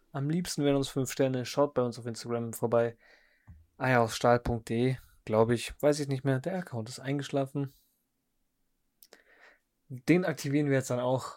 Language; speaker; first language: German; native; German